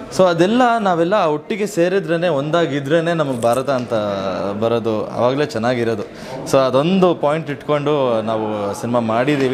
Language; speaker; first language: Kannada; native; Kannada